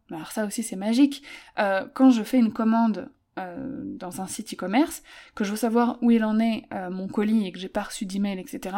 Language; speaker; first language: French; native; French